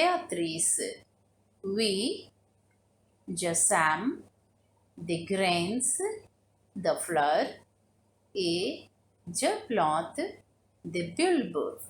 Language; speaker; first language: French; non-native, fluent; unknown